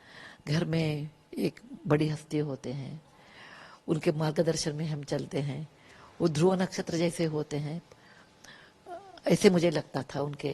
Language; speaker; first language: Hindi; non-native, local second language; Kannada